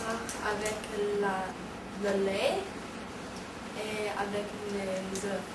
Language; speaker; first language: French; non-native, learner; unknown